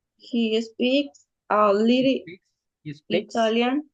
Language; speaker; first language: English; non-native, learner; Spanish